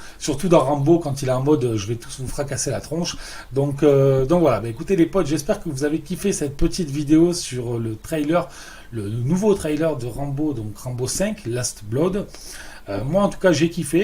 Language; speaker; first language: French; native; French